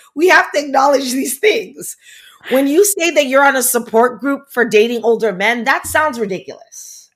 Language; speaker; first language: English; native; English